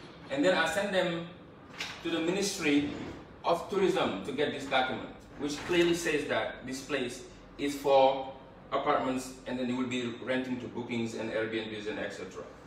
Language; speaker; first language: English; non-native, fluent; Wolof